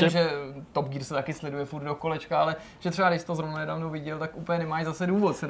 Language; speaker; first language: Czech; native; Czech